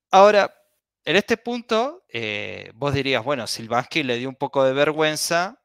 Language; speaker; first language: Spanish; native; Spanish